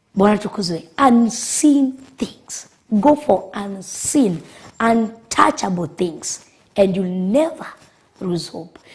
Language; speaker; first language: English; non-native, local second language; Kikuyu